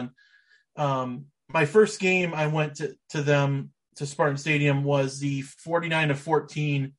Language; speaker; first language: English; native; English